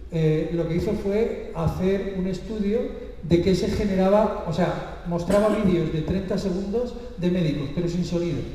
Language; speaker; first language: Spanish; native; Spanish